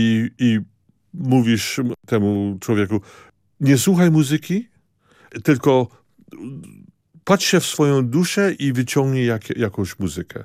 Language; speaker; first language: Polish; early bilingual, heritage; Polish